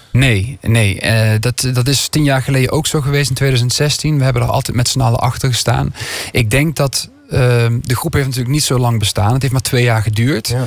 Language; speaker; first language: Dutch; native; Dutch